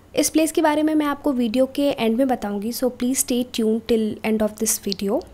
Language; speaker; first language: Hindi; non-native, local second language; Marathi